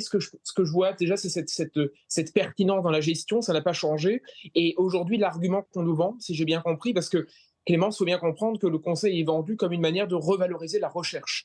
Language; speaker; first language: French; native; French